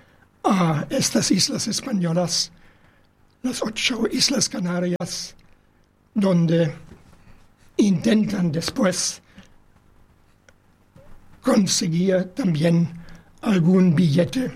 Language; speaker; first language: Spanish; non-native, fluent; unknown